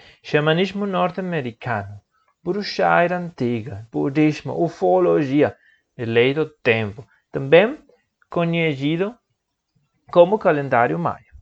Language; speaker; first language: Portuguese; non-native, learner; Spanish